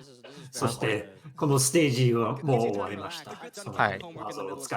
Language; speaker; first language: Japanese; non-native, learner; English